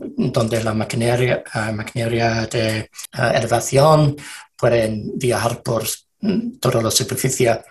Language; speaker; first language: Spanish; non-native, learner; English